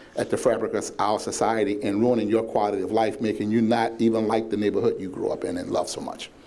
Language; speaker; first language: English; native; English